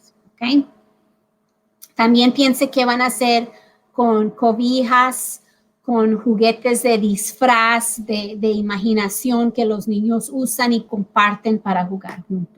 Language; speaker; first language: Spanish; early bilingual, heritage; Spanish